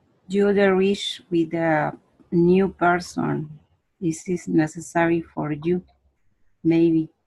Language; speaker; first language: English; non-native, learner; Spanish